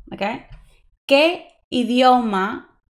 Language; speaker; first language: Spanish; non-native, fluent; English